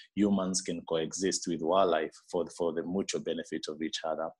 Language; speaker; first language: English; non-native, local second language; Meru